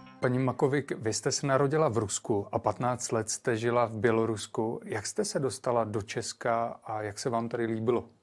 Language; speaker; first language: Czech; native; Czech